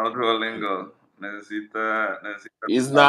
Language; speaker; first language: Spanish; non-native, learner; English